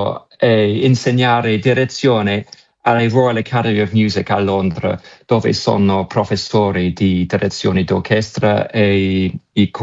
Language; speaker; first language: Italian; non-native, learner; English